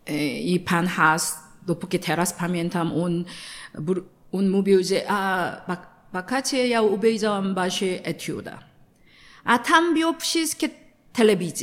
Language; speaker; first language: Polish; non-native, learner; Korean